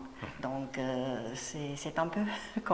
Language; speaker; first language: French; non-native, fluent; Romanian